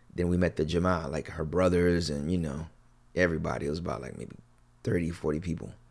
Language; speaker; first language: English; early bilingual, other home language; Akan